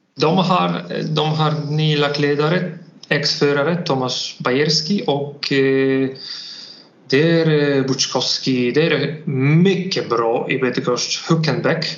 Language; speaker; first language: Swedish; non-native, learner; Polish